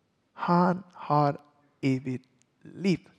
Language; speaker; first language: Swedish; non-native, learner; Spanish